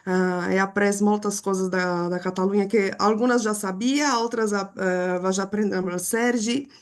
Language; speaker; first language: Catalan; non-native, fluent; Portuguese